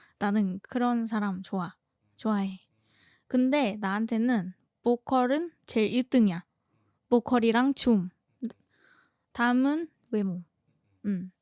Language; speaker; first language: Korean; non-native, fluent; Thai